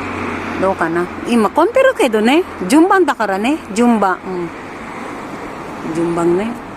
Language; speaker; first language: Japanese; non-native, learner; Filipino